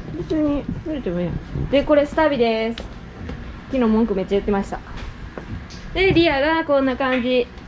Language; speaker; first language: Japanese; native; Japanese